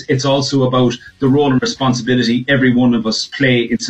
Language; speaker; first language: English; native; English